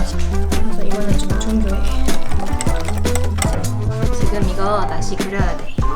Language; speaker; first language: Korean; non-native, fluent; German